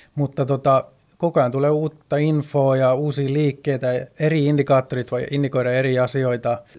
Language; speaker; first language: Finnish; early bilingual, heritage; Finnish